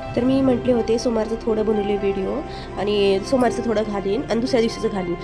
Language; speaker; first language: Marathi; early bilingual, heritage; Marathi